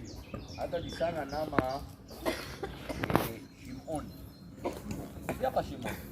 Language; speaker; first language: Indonesian; non-native, fluent; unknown